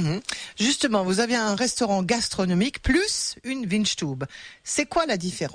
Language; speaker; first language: French; native; French